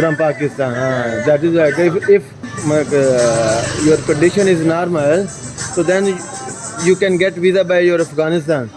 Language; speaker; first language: English; non-native, learner; Punjabi